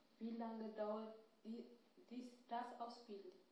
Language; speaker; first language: German; non-native, learner; Tigrinya